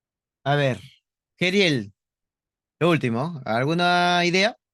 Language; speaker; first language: Spanish; native; Spanish